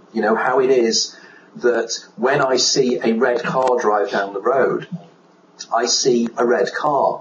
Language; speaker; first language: English; native; English